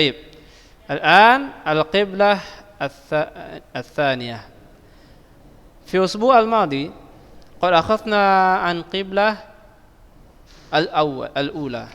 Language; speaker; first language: Arabic; non-native, fluent; Indonesian